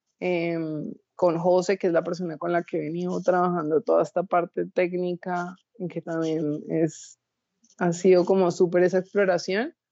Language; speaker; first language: Spanish; native; Spanish